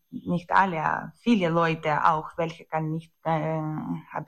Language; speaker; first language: German; non-native, learner; Ukrainian